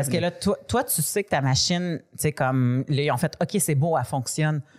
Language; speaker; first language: French; native; French